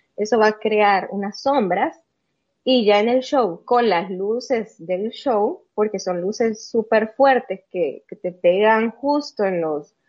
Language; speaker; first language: Spanish; native; Spanish